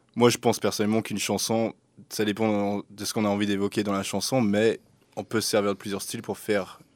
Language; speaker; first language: French; native; French